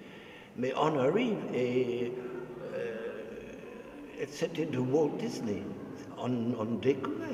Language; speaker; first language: French; non-native, fluent; English